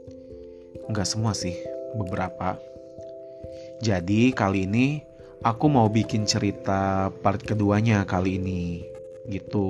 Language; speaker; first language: Indonesian; native; Indonesian